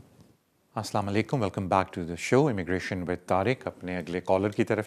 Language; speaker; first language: Urdu; native; Urdu